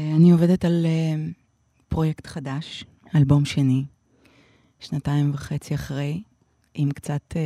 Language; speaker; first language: Hebrew; non-native, fluent; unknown